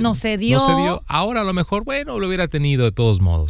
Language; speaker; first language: Spanish; native; Spanish